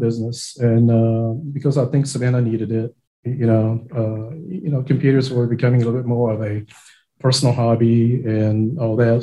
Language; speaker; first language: English; non-native, fluent; Japanese